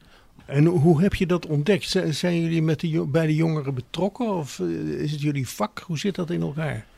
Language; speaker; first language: Dutch; native; Dutch